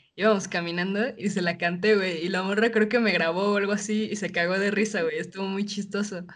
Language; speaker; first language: Spanish; native; Spanish